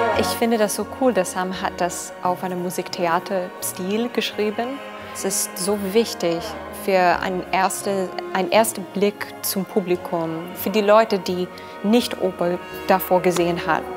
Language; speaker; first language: German; non-native, fluent; English